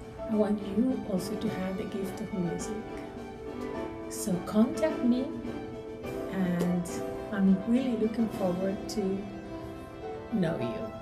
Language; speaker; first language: English; non-native, fluent; Spanish